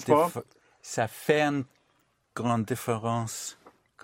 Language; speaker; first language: French; non-native, learner; English